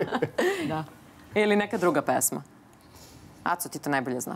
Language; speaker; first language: Serbian; native; Serbian